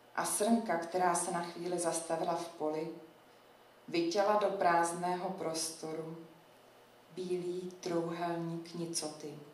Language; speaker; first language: Czech; native; Czech